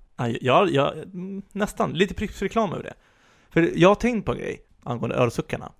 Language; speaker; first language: Swedish; native; Swedish